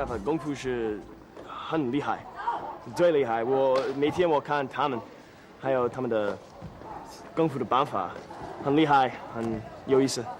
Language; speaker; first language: Chinese; non-native, learner; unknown